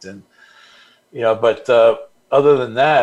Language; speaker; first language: English; native; English